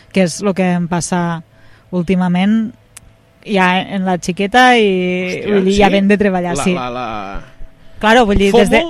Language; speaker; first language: Catalan; native; Catalan